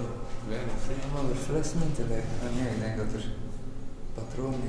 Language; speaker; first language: Dutch; native; Dutch